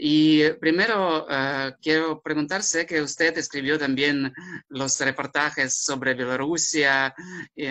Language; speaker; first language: Spanish; non-native, fluent; Ukrainian